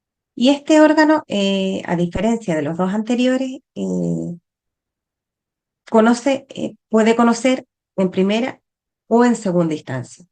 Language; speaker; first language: Spanish; native; Spanish